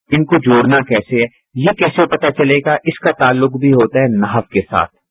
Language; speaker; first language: Urdu; native; Urdu